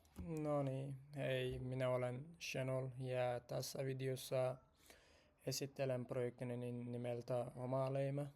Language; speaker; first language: Finnish; non-native, learner; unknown